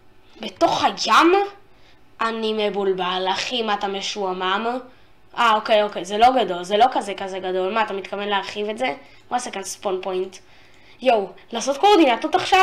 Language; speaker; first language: Hebrew; native; Hebrew